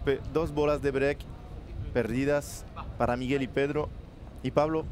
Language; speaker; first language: Spanish; non-native, learner; French